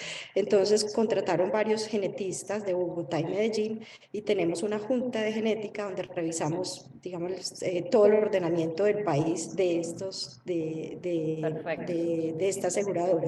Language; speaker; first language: Spanish; native; Spanish